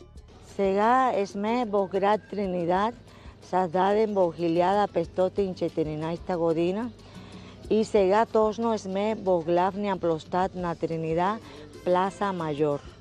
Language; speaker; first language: Bulgarian; non-native, fluent; Spanish